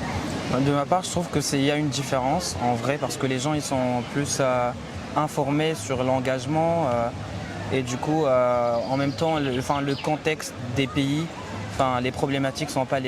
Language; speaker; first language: French; non-native, local second language; Arabic